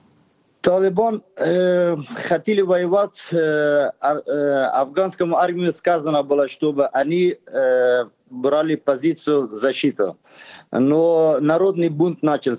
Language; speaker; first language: Ukrainian; non-native, learner; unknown